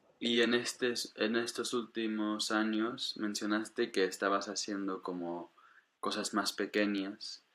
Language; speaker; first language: Spanish; non-native, fluent; English